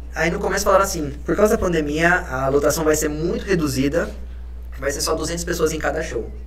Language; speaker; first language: Portuguese; early bilingual, other home language; Spanish